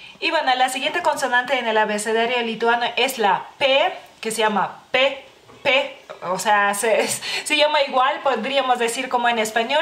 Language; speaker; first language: Spanish; non-native, fluent; Lithuanian